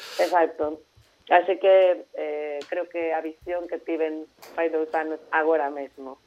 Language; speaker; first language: Galician; non-native, local second language; Spanish